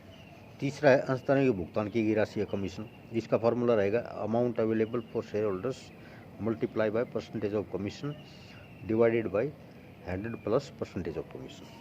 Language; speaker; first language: Hindi; native; Hindi